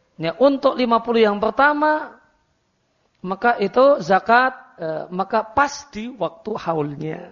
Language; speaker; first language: Indonesian; non-native, local second language; Javanese